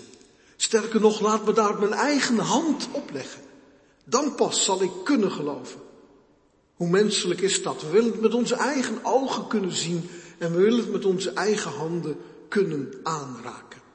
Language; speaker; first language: Dutch; native; Dutch